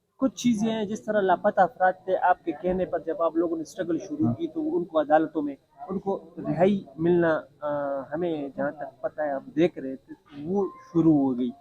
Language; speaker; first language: Urdu; non-native, local second language; Pashto